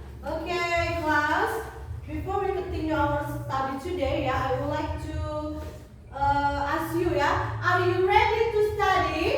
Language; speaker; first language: English; non-native, learner; Indonesian